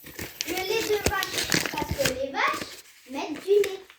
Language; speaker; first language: French; early bilingual, other home language; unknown